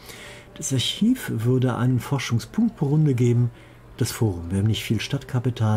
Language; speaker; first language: German; native; German